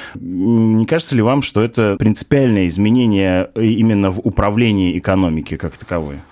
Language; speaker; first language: Russian; native; Russian